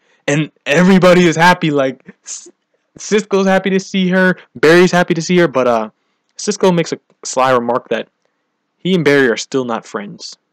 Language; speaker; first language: English; native; English